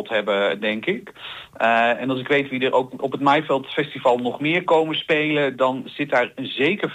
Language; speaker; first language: Dutch; native; Dutch